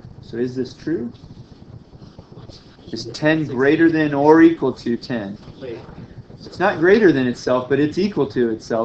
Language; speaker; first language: English; native; English